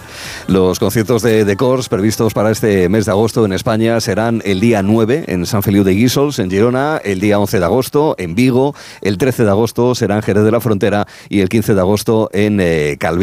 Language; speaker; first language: Spanish; native; Spanish